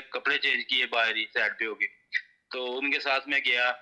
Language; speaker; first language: Urdu; non-native, local second language; Punjabi